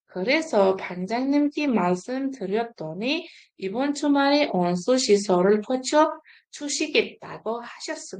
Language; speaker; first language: Korean; non-native, fluent; Uzbek